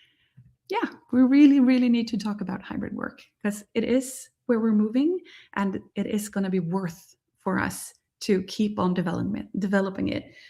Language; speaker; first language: English; non-native, fluent; Swedish